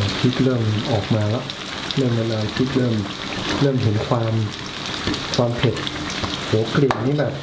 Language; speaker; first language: Thai; native; Thai